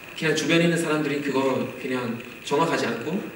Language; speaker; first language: Korean; non-native, fluent; German